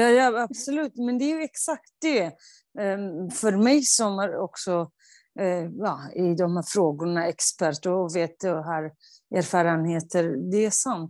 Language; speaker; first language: Swedish; non-native, fluent; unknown